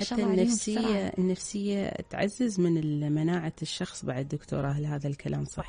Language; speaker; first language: Arabic; native; Arabic